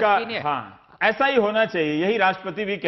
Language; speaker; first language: Hindi; native; Hindi